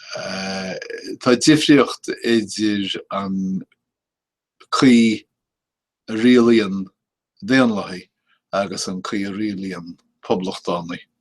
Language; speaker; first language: Irish; native; Irish